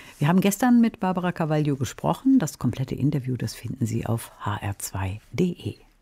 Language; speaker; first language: German; native; German